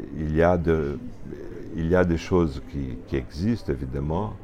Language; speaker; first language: French; non-native, fluent; Portuguese